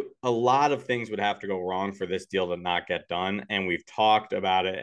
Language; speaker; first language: English; native; English